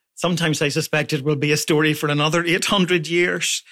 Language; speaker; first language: English; native; English